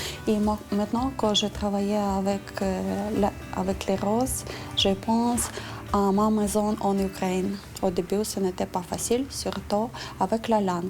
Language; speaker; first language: French; non-native, learner; Ukrainian